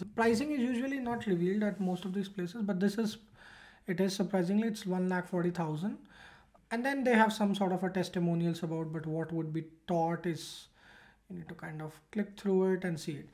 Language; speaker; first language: English; non-native, local second language; Hindi